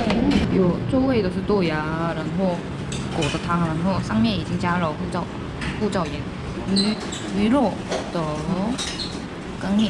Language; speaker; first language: Chinese; non-native, fluent; Korean